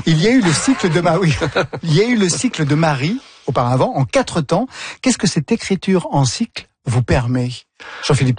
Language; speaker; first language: French; native; French